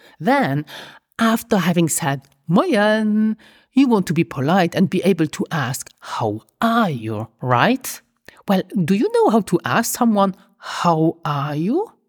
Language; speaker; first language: English; non-native, fluent; Luxembourgish